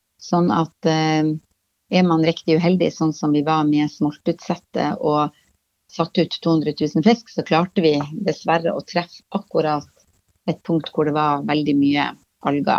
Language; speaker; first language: Norwegian; native; Norwegian